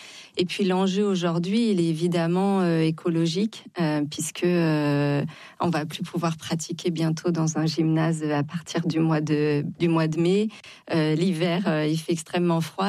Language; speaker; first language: French; native; French